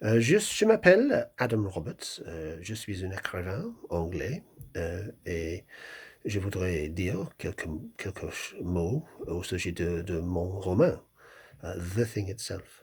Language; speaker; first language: French; non-native, fluent; English